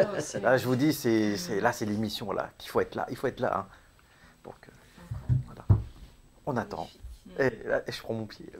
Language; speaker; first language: French; native; French